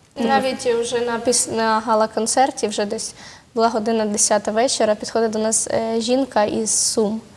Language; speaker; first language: Ukrainian; native; Ukrainian